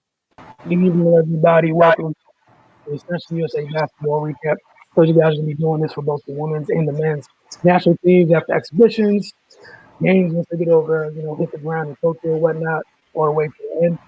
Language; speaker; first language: English; native; English